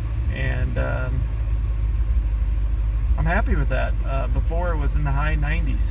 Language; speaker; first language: English; native; English